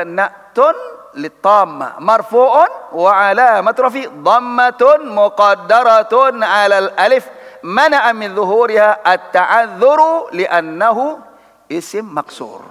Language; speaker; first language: Arabic; non-native, fluent; Indonesian